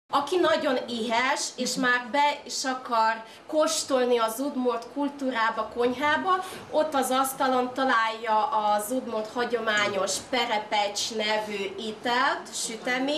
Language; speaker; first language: Hungarian; non-native, fluent; Udmurt